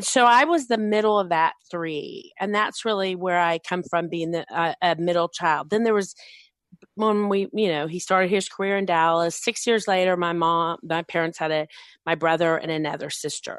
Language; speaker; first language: English; native; English